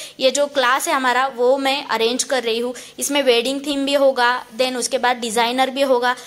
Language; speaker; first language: Hindi; non-native, local second language; Marathi